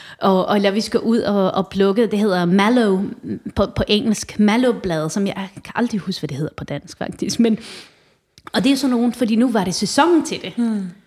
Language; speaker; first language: Danish; early bilingual, other home language; Arabic